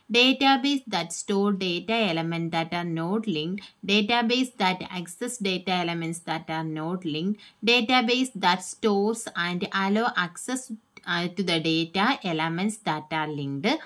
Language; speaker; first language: English; non-native, local second language; Malayalam